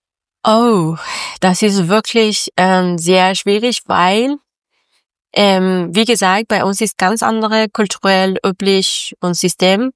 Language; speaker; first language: German; non-native, learner; Persian